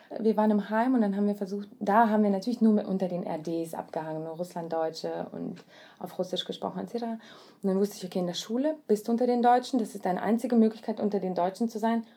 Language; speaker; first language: German; early bilingual, other home language; Russian